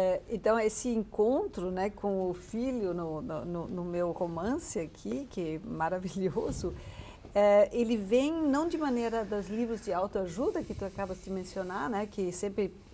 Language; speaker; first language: Portuguese; non-native, fluent; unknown